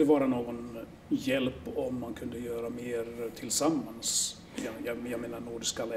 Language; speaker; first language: Swedish; non-native, local second language; Finnish